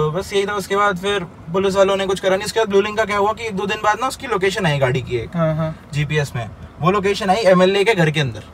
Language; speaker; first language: Hindi; native; Hindi